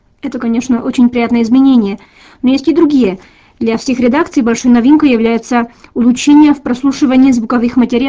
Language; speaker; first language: Russian; native; Russian